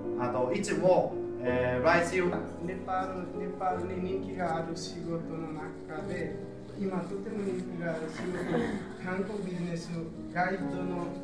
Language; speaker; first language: Japanese; non-native, learner; Nepali